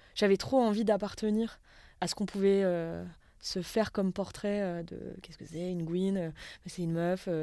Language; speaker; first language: French; native; French